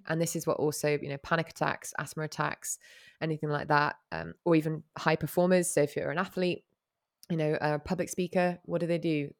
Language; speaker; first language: English; native; English